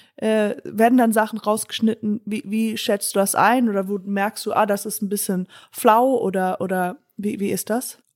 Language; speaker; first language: German; non-native, fluent; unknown